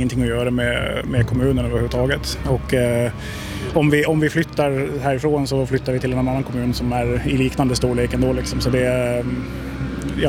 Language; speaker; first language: Swedish; native; Swedish